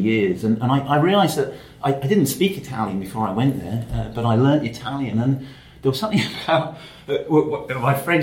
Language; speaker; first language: English; native; English